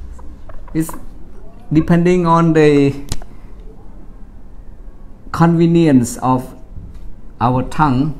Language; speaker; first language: English; non-native, fluent; Khmer